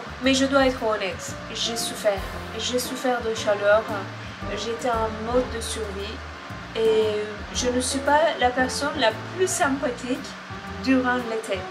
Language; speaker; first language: French; non-native, fluent; Turkish